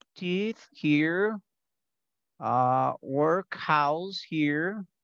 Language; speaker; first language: English; non-native, fluent; Spanish